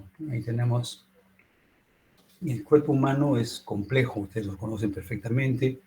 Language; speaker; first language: Spanish; native; Spanish